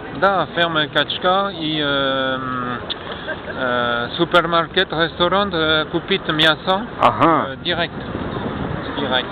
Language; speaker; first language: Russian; non-native, learner; French